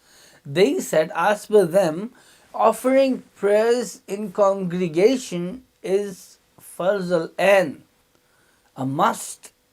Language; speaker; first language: English; non-native, local second language; Urdu